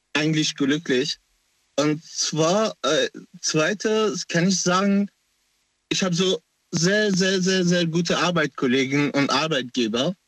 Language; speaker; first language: German; non-native, learner; Persian